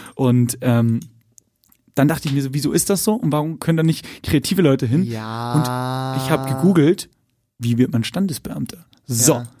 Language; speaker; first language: German; native; German